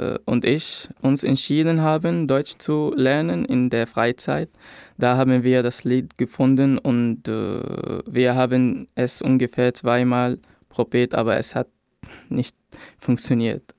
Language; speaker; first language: German; non-native, fluent; Arabic